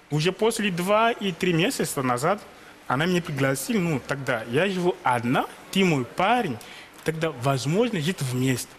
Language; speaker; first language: Russian; non-native, learner; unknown